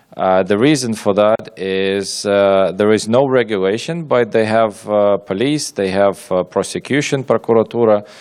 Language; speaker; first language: English; non-native, fluent; Ukrainian